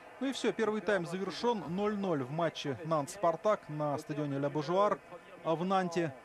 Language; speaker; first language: Russian; native; Russian